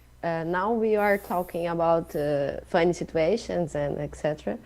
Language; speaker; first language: English; non-native, learner; Portuguese